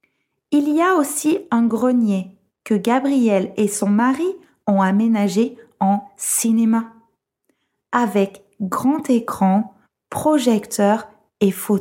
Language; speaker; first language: French; non-native, fluent; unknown